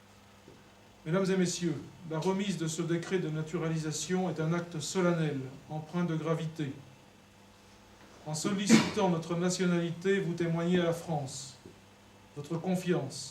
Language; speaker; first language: French; native; French